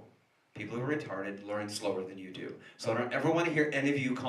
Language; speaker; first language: English; native; English